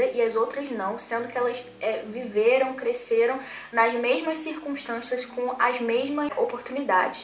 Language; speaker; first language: Portuguese; native; Portuguese